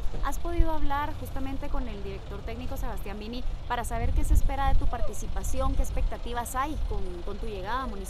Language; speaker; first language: Spanish; native; Spanish